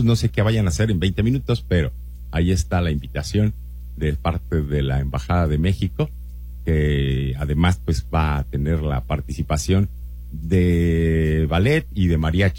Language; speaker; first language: Spanish; native; Spanish